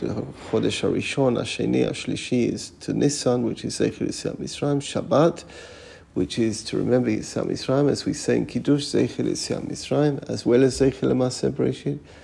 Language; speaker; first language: English; native; English